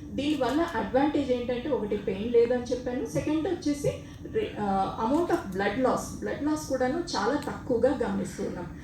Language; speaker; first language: Telugu; native; Telugu